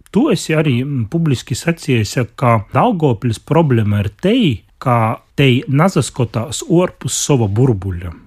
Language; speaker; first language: Latvian; non-native, local second language; Russian